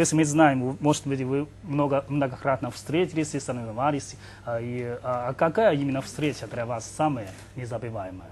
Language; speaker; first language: Russian; non-native, fluent; Chinese